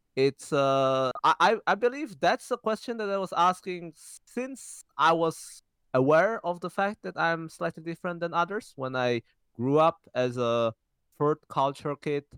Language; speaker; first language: English; early bilingual, heritage; Czech